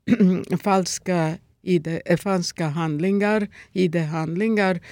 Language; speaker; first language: Swedish; non-native, fluent; Serbian